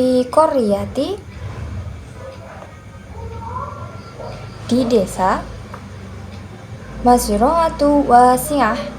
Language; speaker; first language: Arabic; non-native, learner; Indonesian